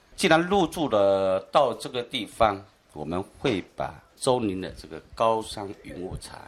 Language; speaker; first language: Chinese; native; Chinese